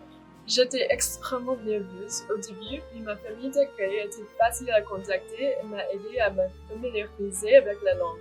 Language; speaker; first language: French; non-native, fluent; English